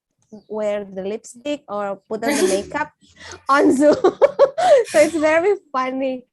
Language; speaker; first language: English; non-native, fluent; Indonesian